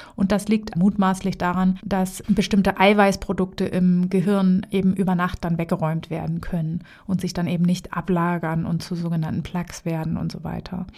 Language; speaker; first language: German; native; German